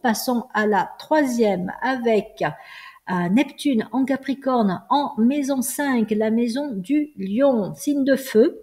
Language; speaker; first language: French; native; French